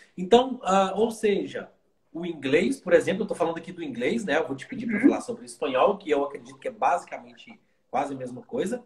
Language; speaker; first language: Portuguese; native; Portuguese